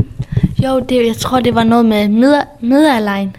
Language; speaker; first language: Danish; early bilingual, other home language; Kurdish